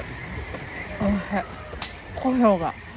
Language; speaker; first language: Japanese; native; Japanese